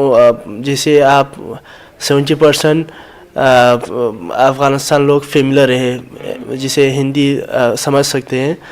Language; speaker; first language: Hindi; non-native, learner; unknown